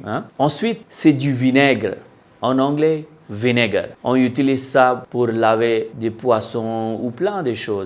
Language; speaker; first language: French; non-native, local second language; Hindi